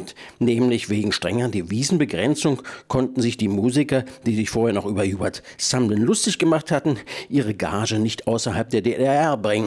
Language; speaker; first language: German; native; German